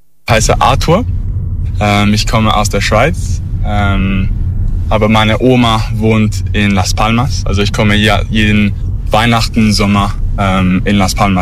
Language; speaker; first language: German; non-native, learner; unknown